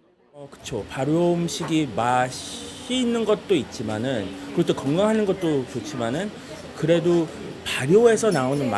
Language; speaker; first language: Korean; early bilingual, heritage; Korean